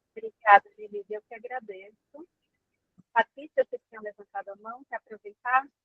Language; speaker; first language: Portuguese; native; Portuguese